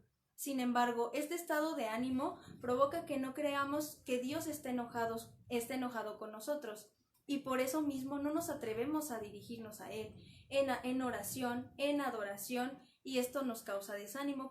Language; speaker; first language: Spanish; native; Spanish